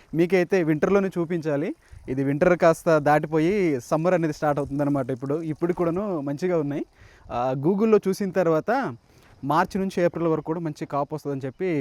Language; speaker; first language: Telugu; native; Telugu